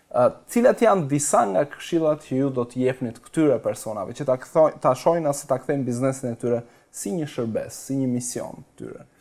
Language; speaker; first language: Albanian; native; Albanian